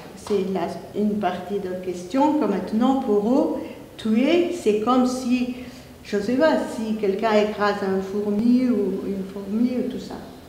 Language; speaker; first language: French; non-native, fluent; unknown